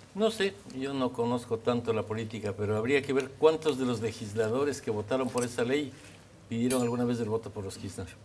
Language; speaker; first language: Spanish; native; Spanish